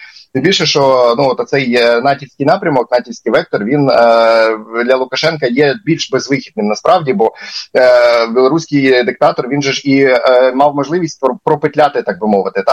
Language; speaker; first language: Ukrainian; native; Ukrainian